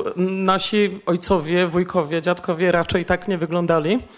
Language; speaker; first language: Polish; native; Polish